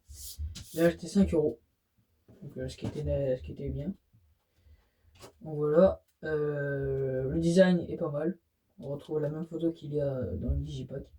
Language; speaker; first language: French; native; French